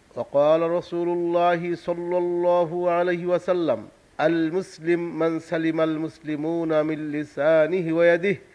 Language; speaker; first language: Arabic; non-native, fluent; Bangla